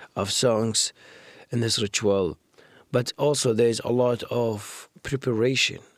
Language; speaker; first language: English; non-native, fluent; Arabic